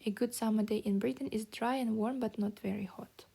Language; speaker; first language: English; non-native, fluent; Kazakh